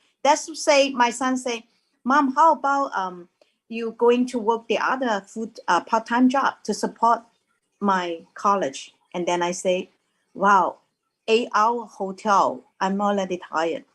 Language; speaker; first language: English; non-native, learner; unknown